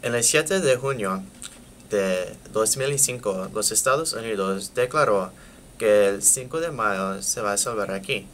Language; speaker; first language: Spanish; non-native, learner; English